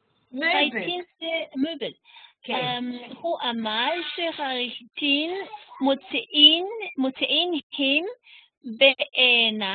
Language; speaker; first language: Hebrew; non-native, learner; German